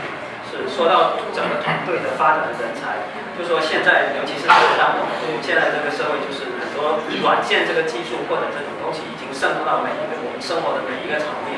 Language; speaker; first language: Chinese; native; Chinese